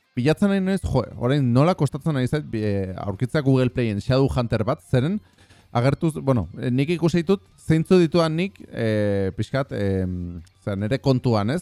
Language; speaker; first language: Basque; native; Basque